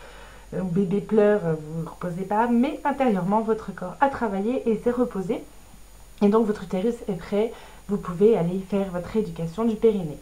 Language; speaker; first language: French; native; French